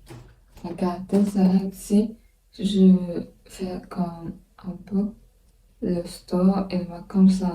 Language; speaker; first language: French; non-native, learner; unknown